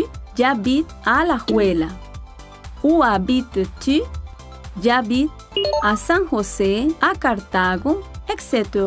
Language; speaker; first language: French; non-native, fluent; Spanish